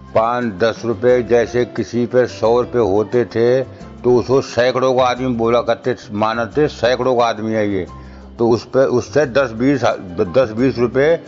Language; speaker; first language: Hindi; native; Hindi